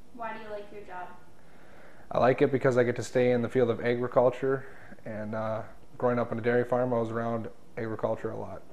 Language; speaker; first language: English; native; English